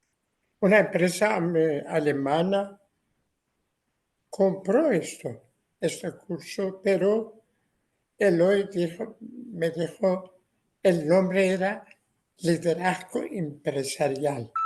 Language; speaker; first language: Spanish; non-native, fluent; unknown